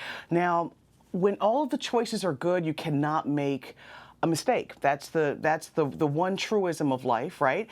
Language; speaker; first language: English; native; English